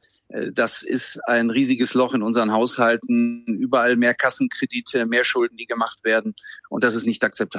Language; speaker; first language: German; native; German